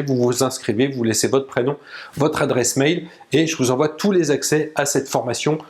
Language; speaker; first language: French; native; French